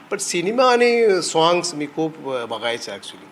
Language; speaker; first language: Marathi; non-native, local second language; Tamil